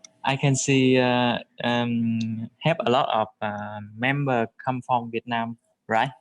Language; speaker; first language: English; non-native, learner; Vietnamese